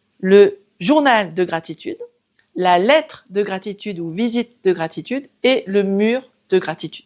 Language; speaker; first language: French; native; French